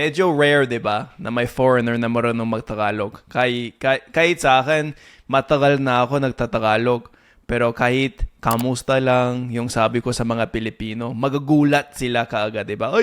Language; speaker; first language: Filipino; non-native, fluent; English